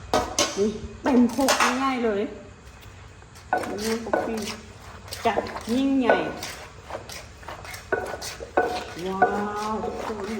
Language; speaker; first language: Thai; non-native, local second language; Lao